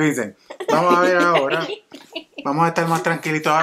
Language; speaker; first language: Spanish; native; Spanish